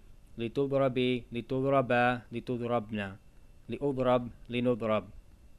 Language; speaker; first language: Arabic; non-native, fluent; English